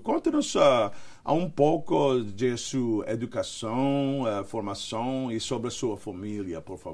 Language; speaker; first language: Portuguese; non-native, learner; Spanish